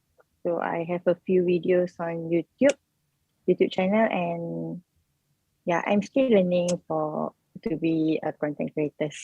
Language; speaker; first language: English; non-native, learner; Malay